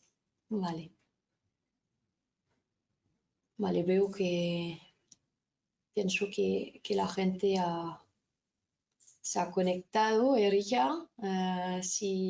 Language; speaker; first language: Spanish; non-native, fluent; French